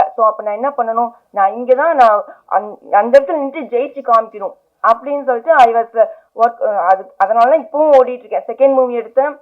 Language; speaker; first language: Tamil; early bilingual, heritage; Tamil